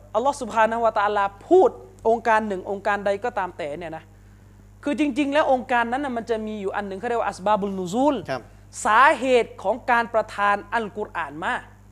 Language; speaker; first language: Thai; native; Thai